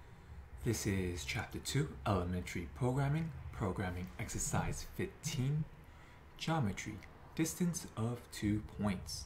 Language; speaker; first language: English; native; English